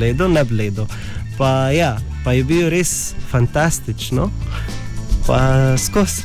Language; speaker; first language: Slovenian; non-native, learner; Arabic